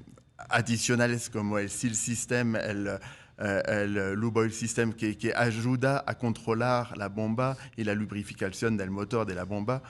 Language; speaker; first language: Spanish; non-native, fluent; French